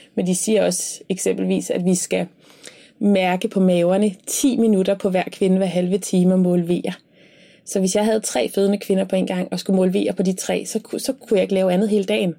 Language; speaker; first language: Danish; native; Danish